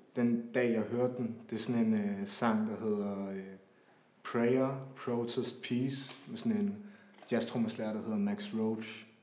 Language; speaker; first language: Danish; native; Danish